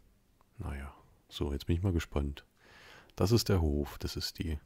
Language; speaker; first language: German; native; German